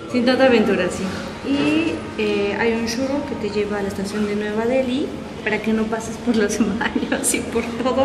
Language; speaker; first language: Spanish; native; Spanish